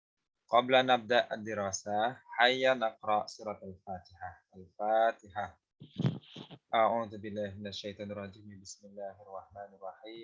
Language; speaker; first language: Arabic; non-native, fluent; Indonesian